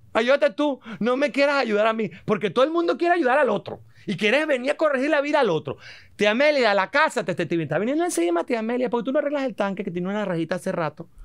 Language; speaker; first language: Spanish; native; Spanish